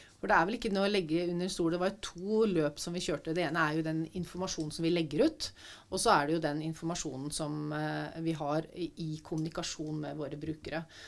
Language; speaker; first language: Norwegian; native; Norwegian